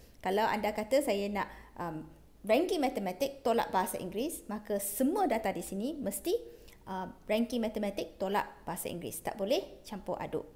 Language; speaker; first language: Malay; non-native, local second language; Chinese